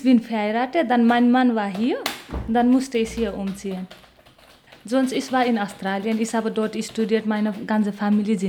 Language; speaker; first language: German; non-native, learner; Nepali